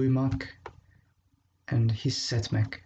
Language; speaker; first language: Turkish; non-native, fluent; English